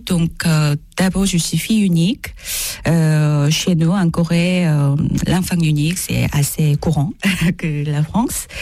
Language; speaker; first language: French; non-native, learner; Korean